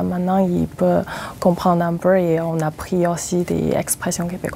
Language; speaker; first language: French; non-native, fluent; Chinese